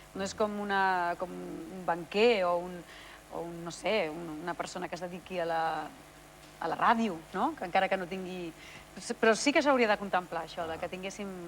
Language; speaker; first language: Catalan; native; Catalan